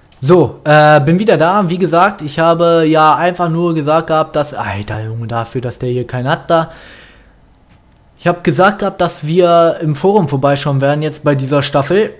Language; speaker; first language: German; native; German